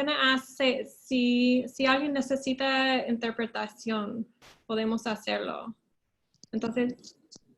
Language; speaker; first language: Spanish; non-native, learner; English